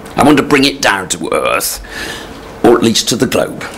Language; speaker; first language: English; native; English